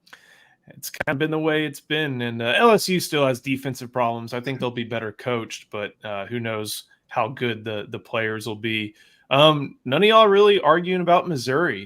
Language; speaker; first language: English; native; English